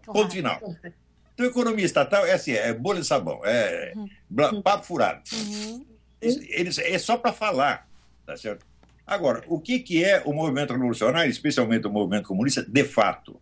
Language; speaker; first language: Portuguese; native; Portuguese